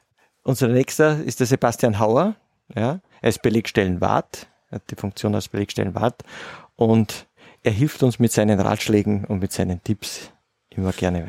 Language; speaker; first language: German; native; German